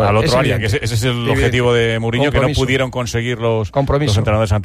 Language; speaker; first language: Spanish; native; Spanish